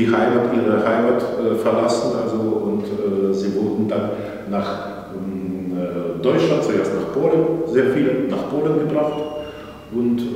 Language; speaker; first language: German; non-native, fluent; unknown